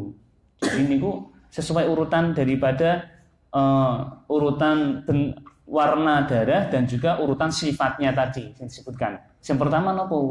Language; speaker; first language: Indonesian; non-native, local second language; Javanese